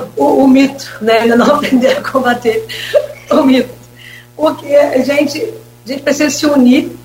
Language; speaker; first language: Portuguese; native; Portuguese